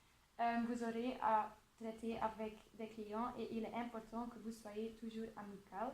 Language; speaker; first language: French; non-native, local second language; Dutch